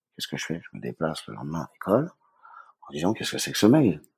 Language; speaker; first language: French; native; French